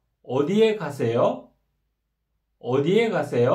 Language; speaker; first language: Korean; non-native, fluent; Kyrgyz